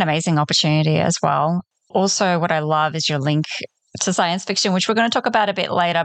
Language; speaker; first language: English; non-native, fluent; Polish